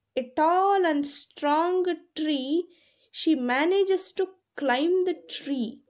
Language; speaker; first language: English; non-native, local second language; Kannada